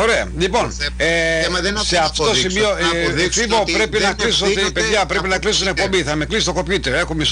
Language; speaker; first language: Greek; native; Greek